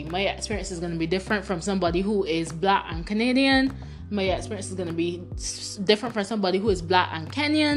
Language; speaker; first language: English; non-native, local second language; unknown